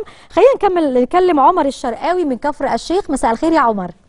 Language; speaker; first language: Arabic; native; Arabic